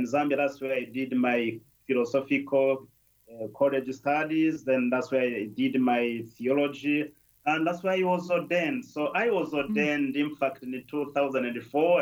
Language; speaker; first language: English; non-native, local second language; Kinyarwanda